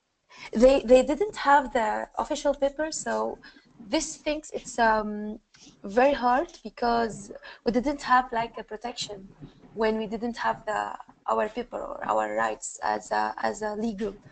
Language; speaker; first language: English; non-native, learner; Arabic